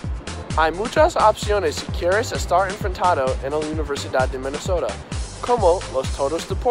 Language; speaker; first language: Spanish; non-native, learner; English